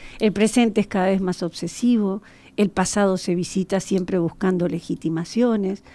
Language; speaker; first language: Spanish; native; Spanish